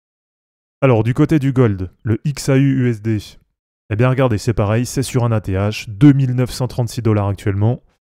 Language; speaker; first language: French; native; French